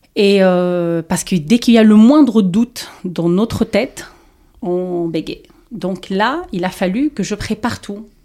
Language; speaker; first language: French; non-native, local second language; Arabic